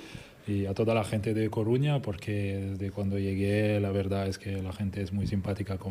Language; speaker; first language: Spanish; non-native, fluent; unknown